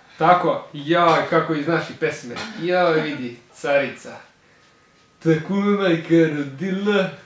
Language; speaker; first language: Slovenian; early bilingual, other home language; Serbian